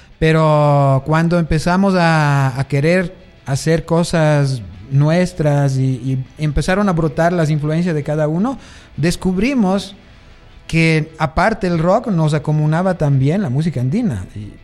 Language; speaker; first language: Spanish; non-native, fluent; Italian